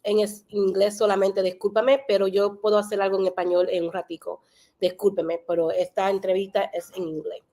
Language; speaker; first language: Spanish; non-native, learner; English